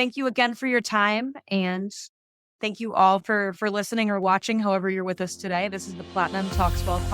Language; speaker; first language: English; native; English